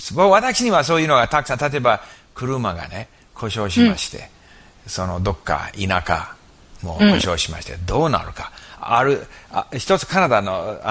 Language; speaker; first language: Japanese; non-native, fluent; English